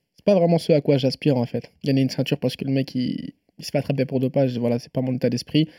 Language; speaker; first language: French; native; French